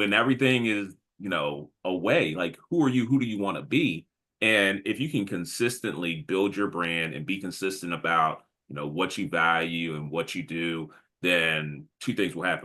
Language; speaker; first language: English; native; English